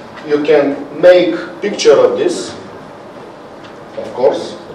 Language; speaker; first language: English; non-native, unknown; Bulgarian